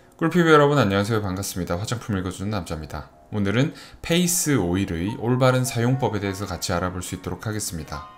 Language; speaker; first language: Korean; native; Korean